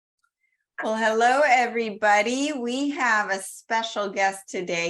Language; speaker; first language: English; native; English